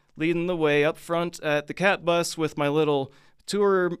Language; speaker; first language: English; native; English